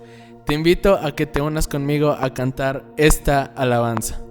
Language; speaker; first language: Spanish; native; Spanish